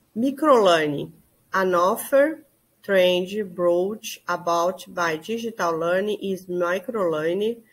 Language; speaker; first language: English; non-native, learner; Portuguese